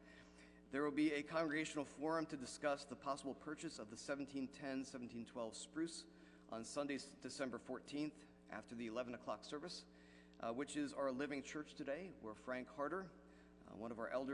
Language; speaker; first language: English; native; English